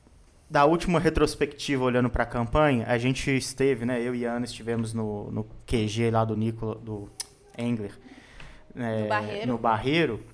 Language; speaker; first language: Portuguese; native; Portuguese